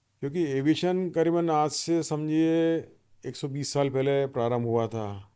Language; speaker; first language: Hindi; native; Hindi